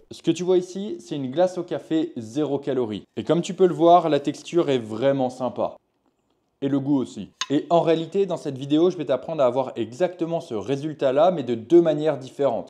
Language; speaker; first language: French; native; French